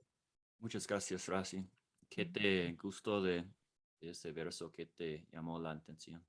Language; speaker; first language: Spanish; non-native, fluent; English